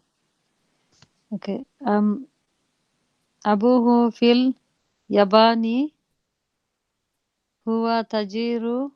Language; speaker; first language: Arabic; non-native, learner; English